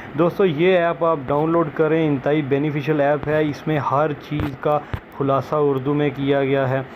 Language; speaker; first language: Urdu; non-native, local second language; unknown